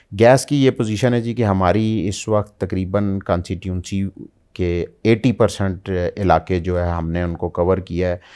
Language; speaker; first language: Urdu; native; Urdu